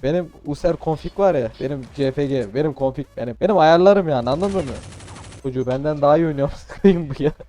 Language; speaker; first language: Turkish; native; Turkish